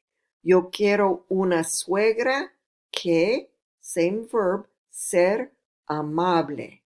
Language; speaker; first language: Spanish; non-native, fluent; English